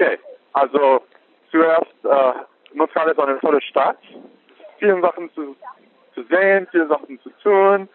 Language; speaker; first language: German; non-native, fluent; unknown